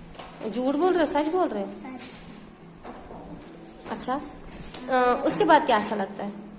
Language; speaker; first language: Hindi; non-native, local second language; Kashmiri